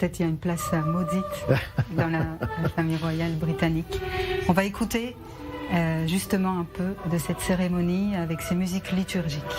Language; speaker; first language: French; native; French